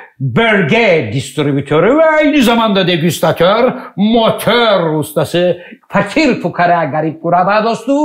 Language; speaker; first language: Turkish; native; Turkish